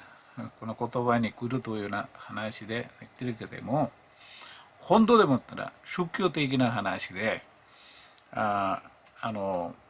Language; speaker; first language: Japanese; non-native, fluent; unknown